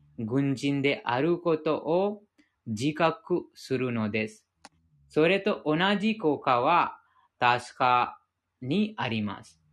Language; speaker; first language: Japanese; non-native, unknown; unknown